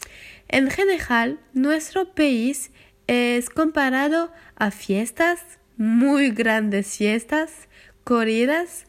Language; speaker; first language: Spanish; non-native, learner; French